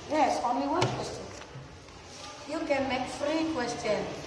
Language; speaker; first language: English; non-native, learner; Indonesian